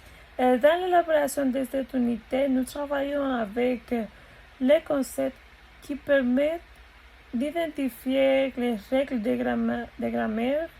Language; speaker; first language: French; non-native, learner; Spanish